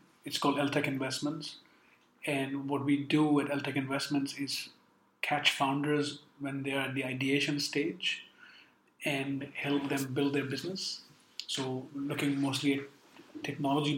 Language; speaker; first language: English; non-native, local second language; Urdu